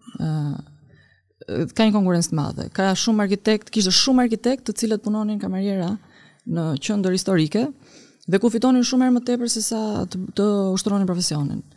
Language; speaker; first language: Albanian; native; Albanian